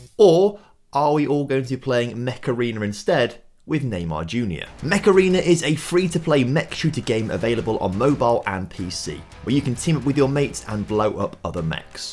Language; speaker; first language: English; native; English